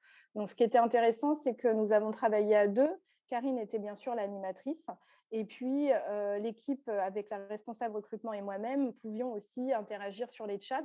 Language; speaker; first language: French; native; French